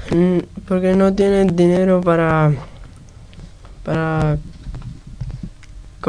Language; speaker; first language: Spanish; non-native, local second language; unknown